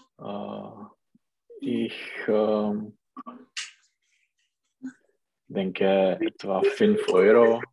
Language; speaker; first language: German; non-native, learner; Czech